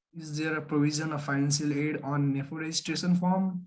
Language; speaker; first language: English; non-native, local second language; Nepali